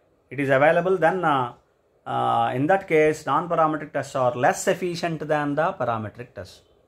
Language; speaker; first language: English; non-native, local second language; Telugu